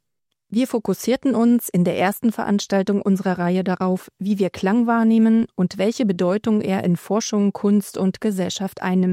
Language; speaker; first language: German; native; German